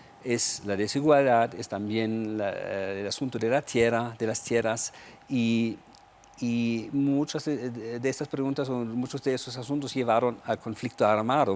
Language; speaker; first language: Spanish; non-native, fluent; German